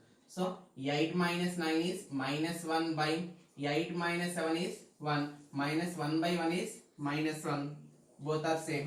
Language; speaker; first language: English; non-native, local second language; Telugu